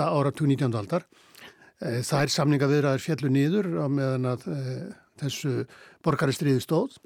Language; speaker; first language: Icelandic; native; Icelandic